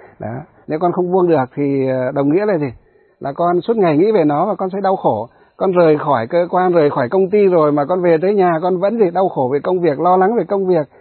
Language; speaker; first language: Vietnamese; non-native, local second language; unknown